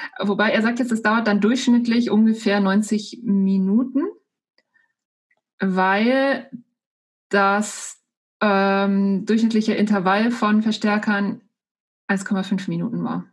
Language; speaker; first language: German; native; German